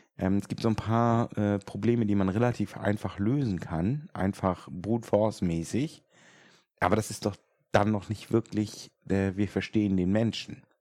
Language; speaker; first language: German; native; German